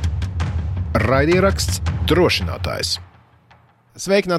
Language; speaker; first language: Latvian; native; Latvian